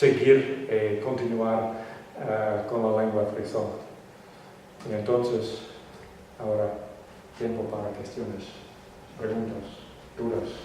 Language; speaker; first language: Spanish; non-native, fluent; Western Frisian